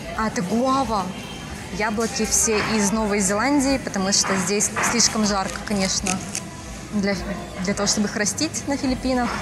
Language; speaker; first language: Russian; native; Russian